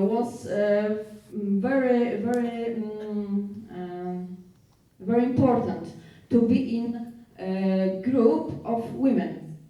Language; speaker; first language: English; non-native, learner; Polish